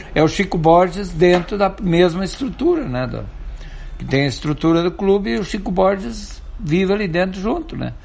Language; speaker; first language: Portuguese; non-native, local second language; German